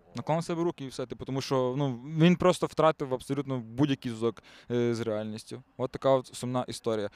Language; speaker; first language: Ukrainian; native; Ukrainian